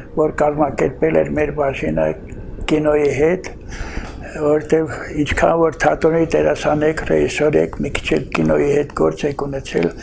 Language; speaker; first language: Armenian; native; Armenian